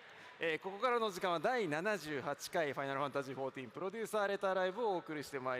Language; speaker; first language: Japanese; native; Japanese